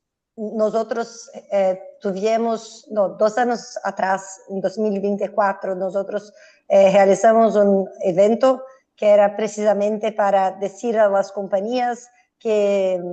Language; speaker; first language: Spanish; non-native, fluent; Portuguese